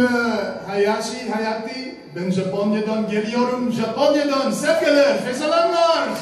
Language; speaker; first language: Turkish; non-native, learner; Japanese